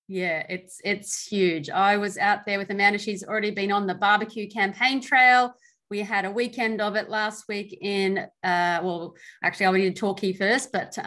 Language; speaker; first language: English; native; English